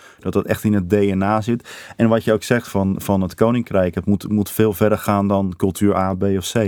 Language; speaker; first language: Dutch; native; Dutch